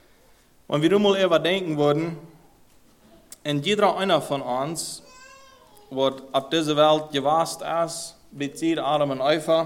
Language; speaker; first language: Dutch; non-native, learner; German